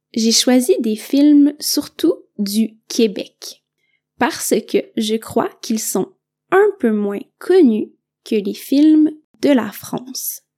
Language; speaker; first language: French; native; French